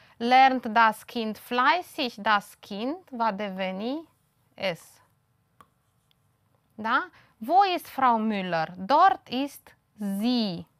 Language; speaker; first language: German; non-native, fluent; Romanian